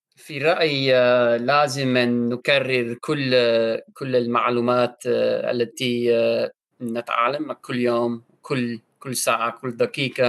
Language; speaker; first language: Arabic; non-native, learner; English